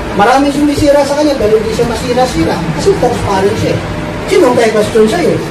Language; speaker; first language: Filipino; non-native, local second language; Hiligaynon